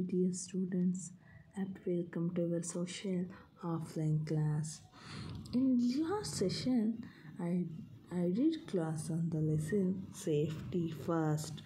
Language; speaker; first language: English; non-native, local second language; Kannada